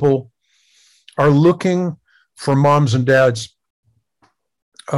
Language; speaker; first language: English; native; English